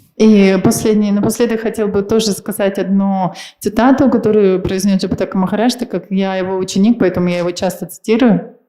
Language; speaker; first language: Russian; native; Russian